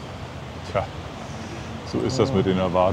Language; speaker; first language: German; native; German